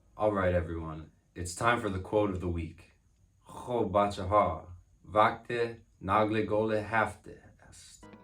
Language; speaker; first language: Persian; non-native, learner; English